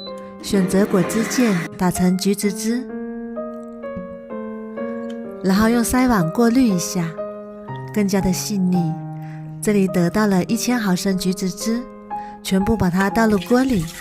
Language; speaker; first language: Chinese; native; Chinese